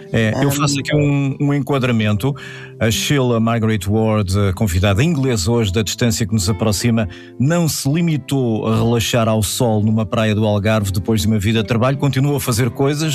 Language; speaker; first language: Portuguese; native; Portuguese